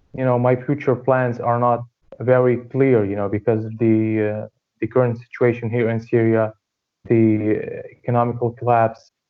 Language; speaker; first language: English; non-native, fluent; Arabic